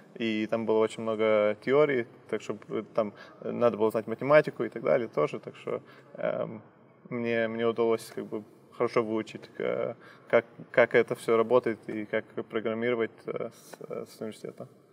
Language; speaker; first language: Russian; early bilingual, heritage; Russian